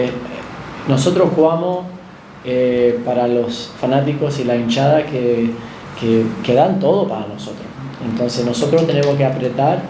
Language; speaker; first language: Spanish; non-native, fluent; English